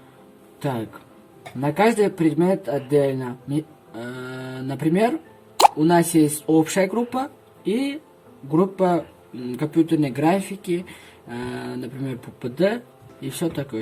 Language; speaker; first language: Russian; non-native, local second language; Kyrgyz